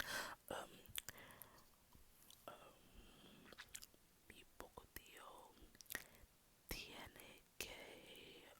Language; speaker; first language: Spanish; non-native, learner; English